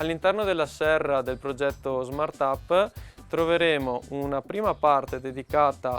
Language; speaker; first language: Italian; native; Italian